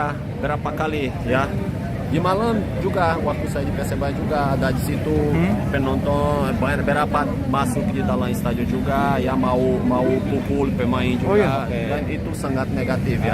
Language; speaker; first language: Indonesian; non-native, fluent; Portuguese